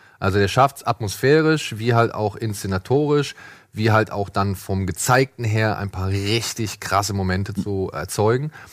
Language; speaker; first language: German; native; German